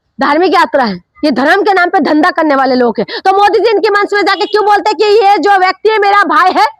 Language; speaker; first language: Hindi; non-native, local second language; Assamese